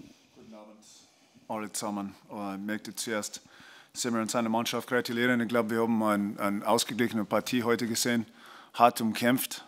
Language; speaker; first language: German; non-native, fluent; English